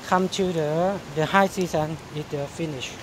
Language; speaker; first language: English; non-native, learner; Thai